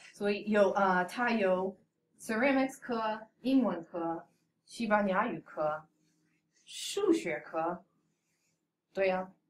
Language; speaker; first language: Chinese; non-native, fluent; English